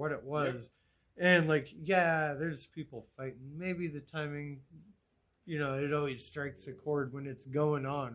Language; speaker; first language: English; native; English